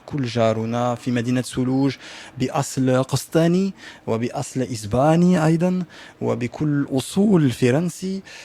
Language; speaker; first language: Arabic; non-native, learner; French